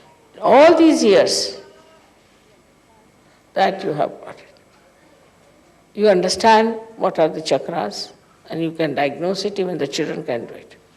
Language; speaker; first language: English; non-native, local second language; Hindi